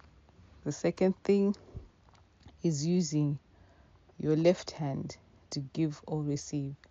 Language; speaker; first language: English; non-native, local second language; Shona